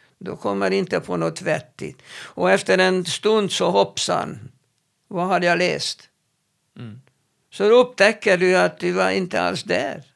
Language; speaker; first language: Swedish; non-native, fluent; Hebrew